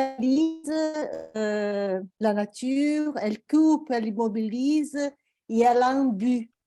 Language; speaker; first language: French; non-native, fluent; Portuguese